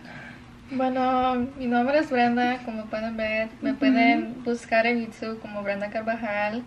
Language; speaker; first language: Spanish; early bilingual, other home language; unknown